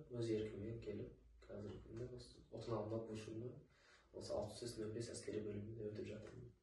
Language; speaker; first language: Kazakh; non-native, local second language; Uzbek